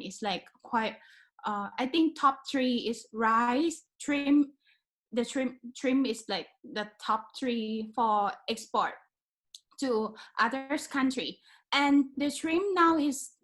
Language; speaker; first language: English; non-native, learner; Thai